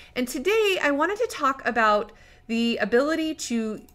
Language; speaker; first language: English; native; English